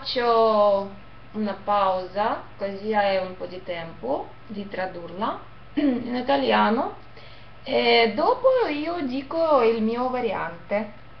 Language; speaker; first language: Italian; non-native, fluent; Russian